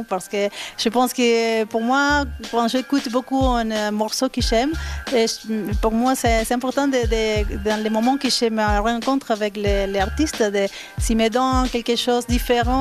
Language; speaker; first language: French; non-native, fluent; Spanish